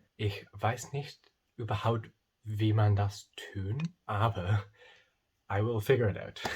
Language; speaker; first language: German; non-native, learner; English